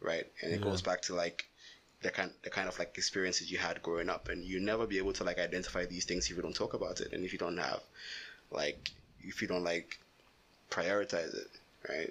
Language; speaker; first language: English; non-native, local second language; Akan